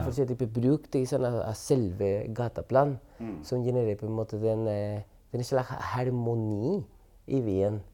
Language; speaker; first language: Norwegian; non-native, fluent; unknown